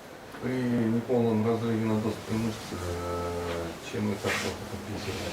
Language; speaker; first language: Russian; native; Russian